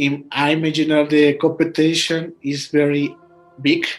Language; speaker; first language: English; non-native, learner; Spanish